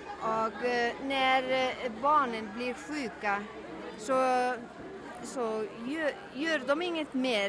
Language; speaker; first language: Swedish; non-native, learner; Icelandic